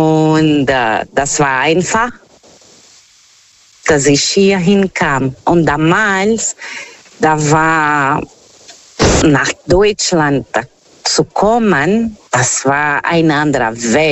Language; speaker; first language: German; non-native, learner; Portuguese